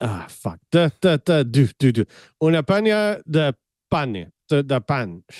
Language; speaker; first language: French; non-native, learner; English